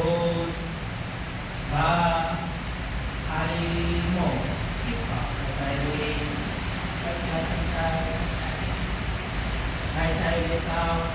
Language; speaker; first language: Vietnamese; non-native, fluent; Hindi